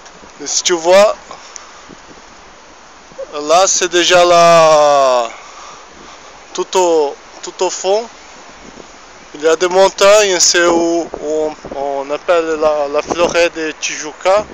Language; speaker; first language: French; non-native, fluent; Portuguese